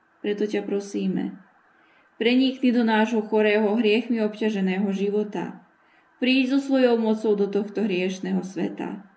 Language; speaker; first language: Slovak; early bilingual, heritage; Slovak